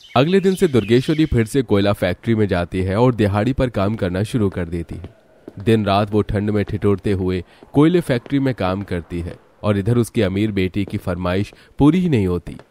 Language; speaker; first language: Hindi; native; Hindi